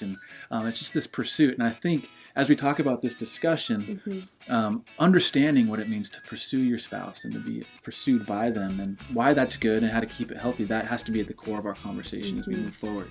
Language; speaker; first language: English; native; English